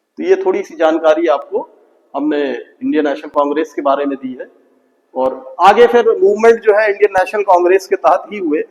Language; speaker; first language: Hindi; native; Hindi